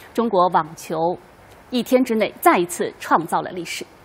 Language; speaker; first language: Chinese; native; Chinese